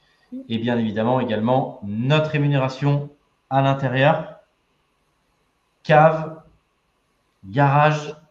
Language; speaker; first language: French; native; French